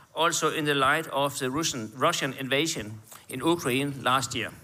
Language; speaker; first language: English; non-native, fluent; Danish